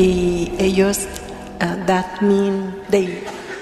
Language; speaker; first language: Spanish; non-native, learner; Vietnamese